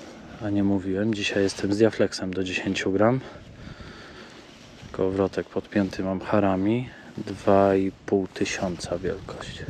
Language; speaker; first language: Polish; native; Polish